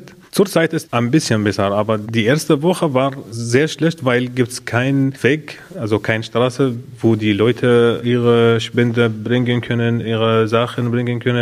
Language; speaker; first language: German; non-native, learner; Arabic